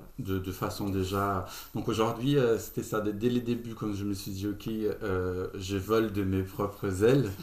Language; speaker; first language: French; non-native, fluent; Portuguese